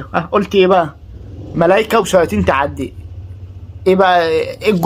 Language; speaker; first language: Arabic; native; Arabic